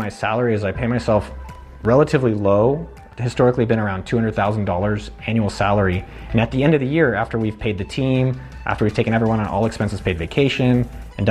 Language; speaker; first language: English; native; English